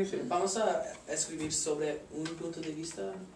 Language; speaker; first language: Spanish; non-native, learner; English